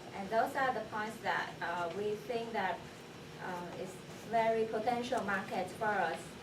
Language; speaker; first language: English; non-native, fluent; Vietnamese